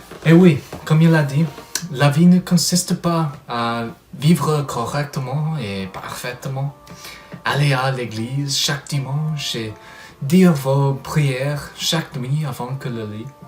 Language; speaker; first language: French; non-native, fluent; English